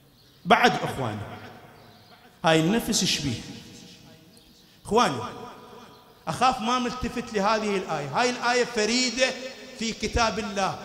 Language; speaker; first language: Arabic; native; Arabic